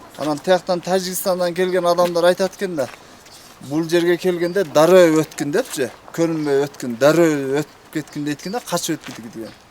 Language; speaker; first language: Kyrgyz; native; Kyrgyz